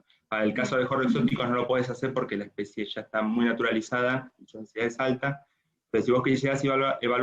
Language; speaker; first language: Spanish; native; Spanish